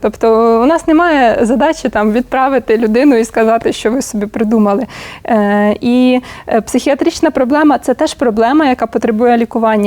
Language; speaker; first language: Ukrainian; native; Ukrainian